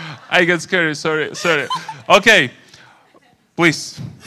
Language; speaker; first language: English; non-native, learner; Russian